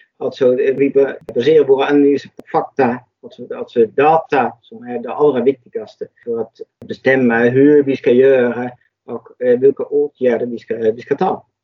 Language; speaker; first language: Swedish; non-native, fluent; Dutch